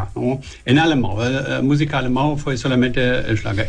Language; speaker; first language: Portuguese; non-native, learner; German